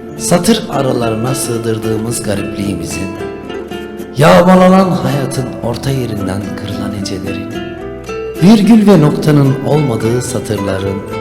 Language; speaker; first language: Turkish; native; Turkish